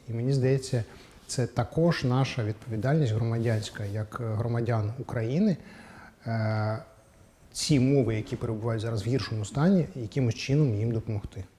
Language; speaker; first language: Ukrainian; native; Ukrainian